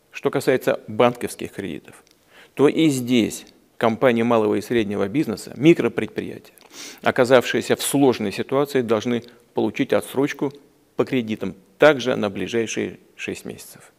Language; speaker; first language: Russian; native; Russian